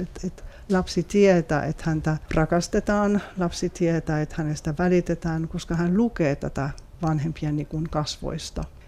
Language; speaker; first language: Finnish; non-native, fluent; French